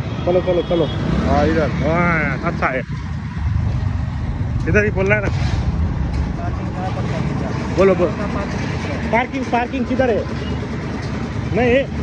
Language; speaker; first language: Hindi; non-native, learner; Nepali